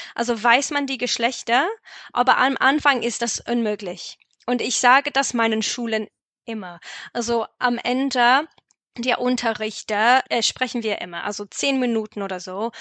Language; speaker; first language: German; non-native, fluent; English